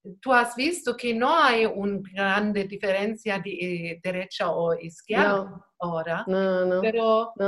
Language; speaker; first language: Spanish; non-native, learner; German